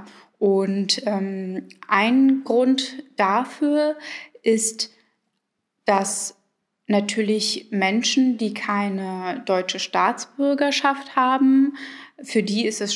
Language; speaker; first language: German; early bilingual, other home language; Arabic